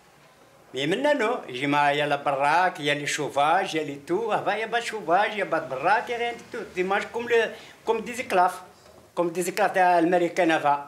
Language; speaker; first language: French; non-native, learner; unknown